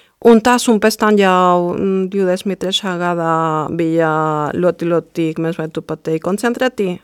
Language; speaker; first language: Latvian; non-native, fluent; Spanish